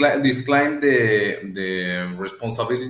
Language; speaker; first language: English; non-native, learner; Spanish